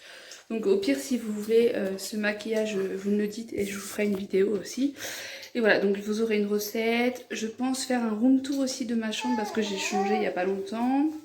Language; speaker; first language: French; native; French